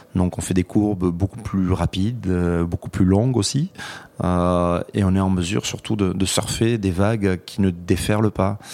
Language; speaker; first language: French; native; French